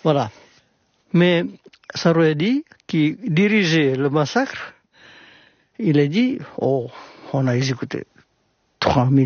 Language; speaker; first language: French; non-native, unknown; Indonesian